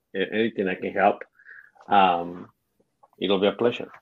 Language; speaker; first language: English; non-native, fluent; Spanish